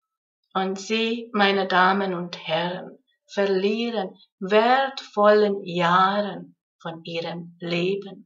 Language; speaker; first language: German; non-native, fluent; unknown